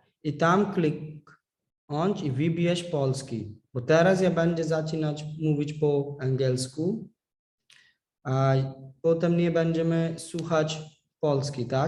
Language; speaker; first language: Polish; non-native, learner; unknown